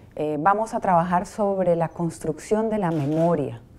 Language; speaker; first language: Spanish; native; Spanish